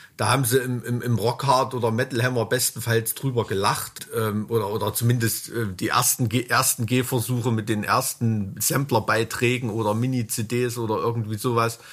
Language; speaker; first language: German; native; German